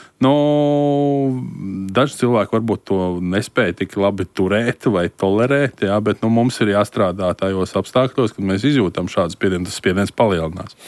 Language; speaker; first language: Latvian; native; Latvian